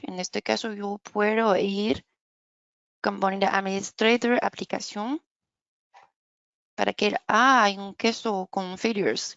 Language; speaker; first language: Spanish; non-native, fluent; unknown